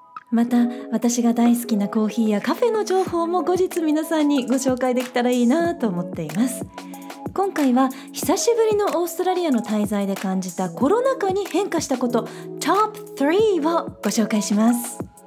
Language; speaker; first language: Japanese; native; Japanese